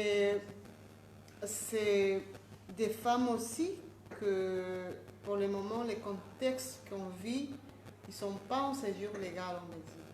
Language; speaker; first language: French; non-native, fluent; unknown